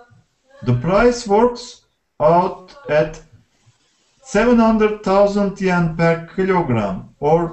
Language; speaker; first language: English; non-native, learner; Turkish